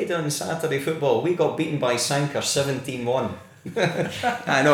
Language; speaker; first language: English; native; English